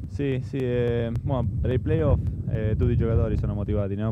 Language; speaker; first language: Italian; non-native, fluent; Spanish